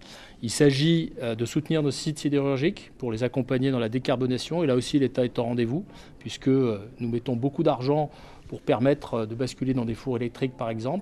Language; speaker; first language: French; native; French